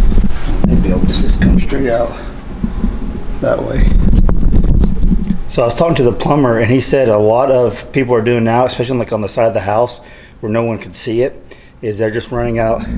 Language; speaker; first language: English; native; English